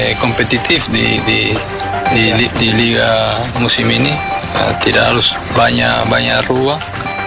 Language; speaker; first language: Indonesian; non-native, fluent; Spanish